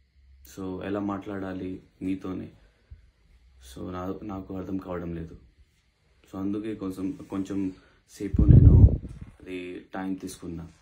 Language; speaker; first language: Telugu; non-native, learner; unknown